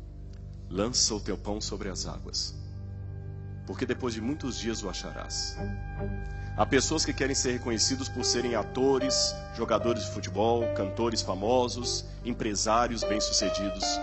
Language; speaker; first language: Portuguese; native; Portuguese